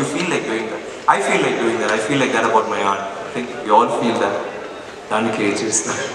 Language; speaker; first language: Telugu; non-native, fluent; Tamil